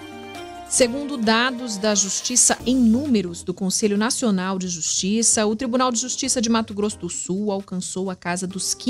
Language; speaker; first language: Portuguese; native; Portuguese